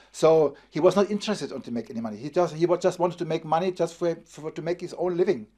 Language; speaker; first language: English; non-native, fluent; German